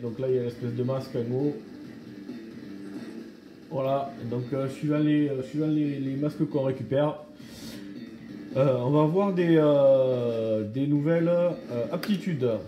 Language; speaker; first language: French; native; French